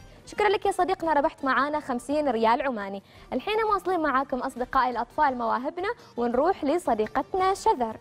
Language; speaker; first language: Arabic; native; Arabic